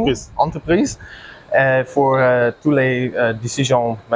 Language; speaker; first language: French; non-native, learner; English